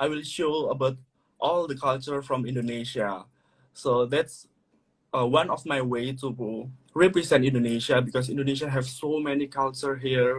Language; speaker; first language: English; non-native, learner; Indonesian